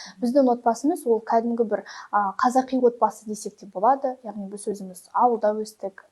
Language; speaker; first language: Kazakh; non-native, local second language; Russian